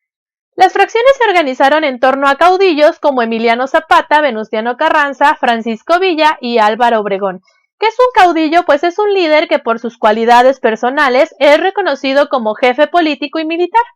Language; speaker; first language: Spanish; native; Spanish